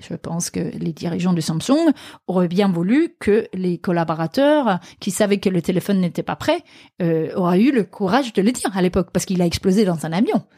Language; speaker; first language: French; non-native, fluent; Danish